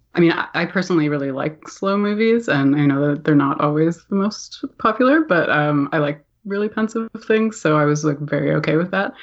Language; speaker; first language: English; native; English